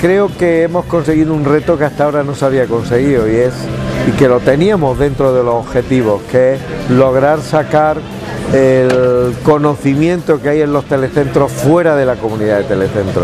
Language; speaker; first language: Spanish; native; Spanish